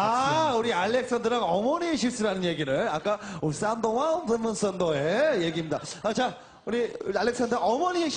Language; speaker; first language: Korean; native; Korean